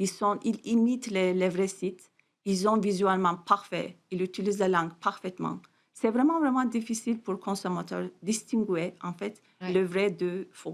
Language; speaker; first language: French; non-native, fluent; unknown